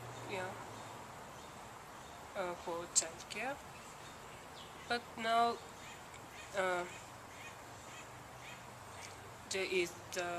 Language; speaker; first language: English; non-native, learner; Japanese